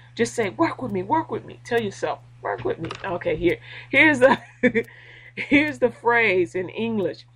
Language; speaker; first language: English; native; English